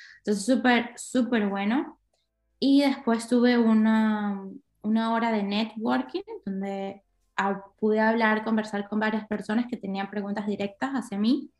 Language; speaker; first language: Spanish; native; Spanish